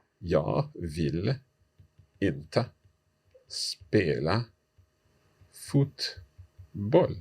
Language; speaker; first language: Swedish; non-native, learner; English